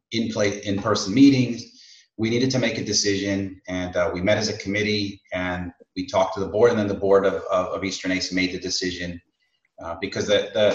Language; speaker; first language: English; native; English